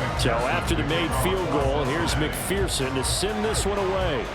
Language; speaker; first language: English; native; English